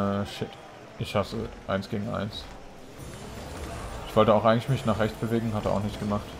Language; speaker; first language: German; native; German